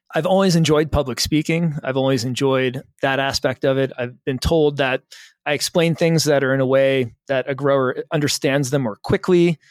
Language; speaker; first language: English; native; English